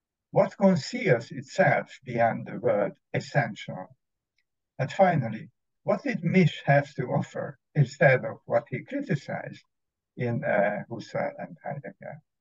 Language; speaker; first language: English; non-native, fluent; Hungarian